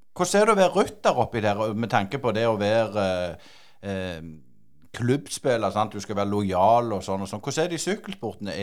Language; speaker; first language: Norwegian; native; Norwegian